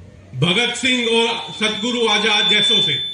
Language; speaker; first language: Hindi; native; Hindi